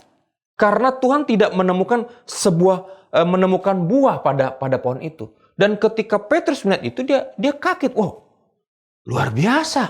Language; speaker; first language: Indonesian; native; Indonesian